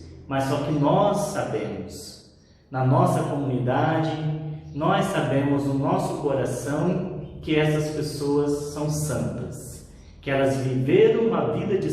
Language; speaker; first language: Portuguese; native; Portuguese